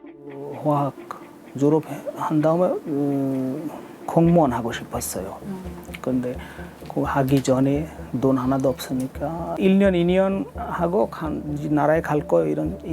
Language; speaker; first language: Korean; non-native, learner; Bangla